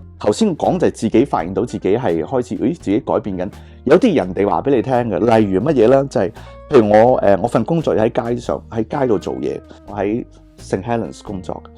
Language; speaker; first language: Cantonese; native; Cantonese